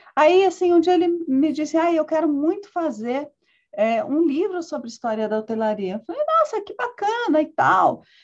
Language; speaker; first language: Portuguese; early bilingual, other home language; Spanish